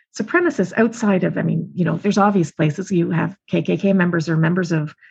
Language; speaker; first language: English; native; English